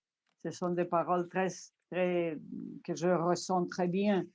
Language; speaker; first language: French; non-native, fluent; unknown